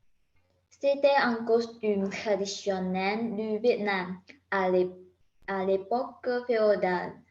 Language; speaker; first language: French; non-native, learner; Vietnamese